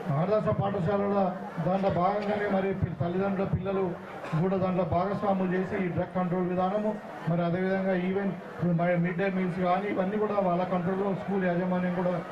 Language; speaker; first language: Telugu; native; Telugu